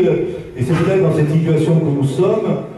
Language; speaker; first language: French; native; French